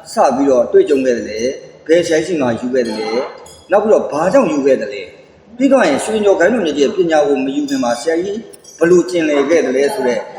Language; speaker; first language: Burmese; native; Burmese